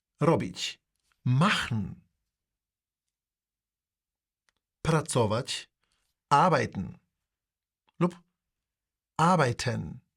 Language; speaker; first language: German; non-native, fluent; Polish